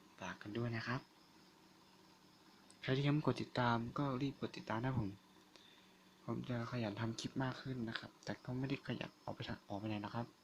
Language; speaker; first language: Thai; native; Thai